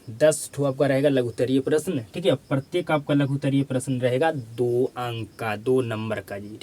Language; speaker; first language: Hindi; native; Hindi